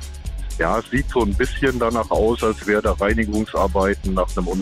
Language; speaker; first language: German; native; German